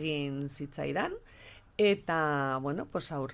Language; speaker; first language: Basque; non-native, local second language; Spanish